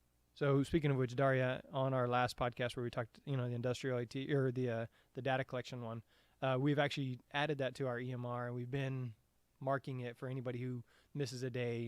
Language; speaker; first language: English; native; English